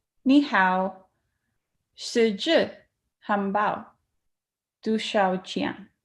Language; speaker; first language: Chinese; non-native, learner; English